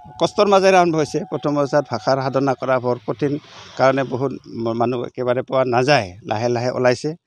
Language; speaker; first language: Assamese; non-native, local second language; Rangpuri